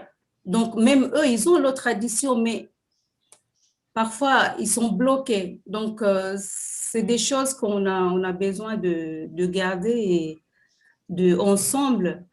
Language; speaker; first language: French; non-native, fluent; Swahili